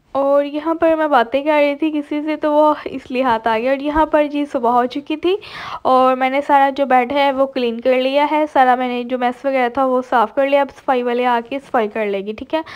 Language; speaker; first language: Urdu; native; Urdu